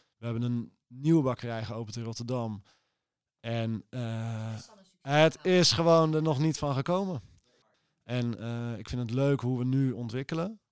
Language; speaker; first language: Dutch; native; Dutch